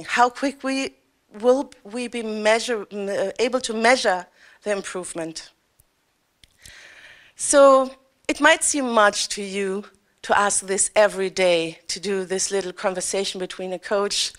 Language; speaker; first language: English; non-native, fluent; German